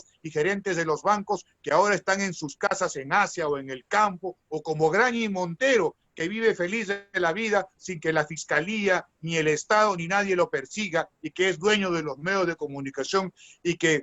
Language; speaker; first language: Spanish; native; Spanish